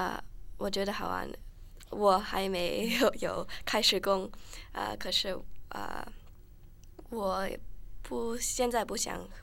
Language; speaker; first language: Chinese; early bilingual, heritage; Chinese